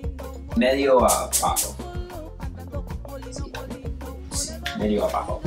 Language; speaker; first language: Spanish; non-native, learner; English